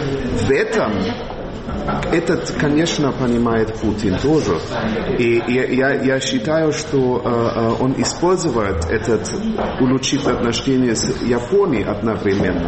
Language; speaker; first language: Russian; non-native, fluent; German